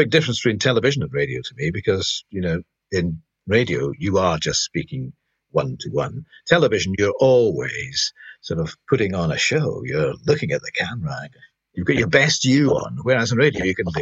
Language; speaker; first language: English; native; English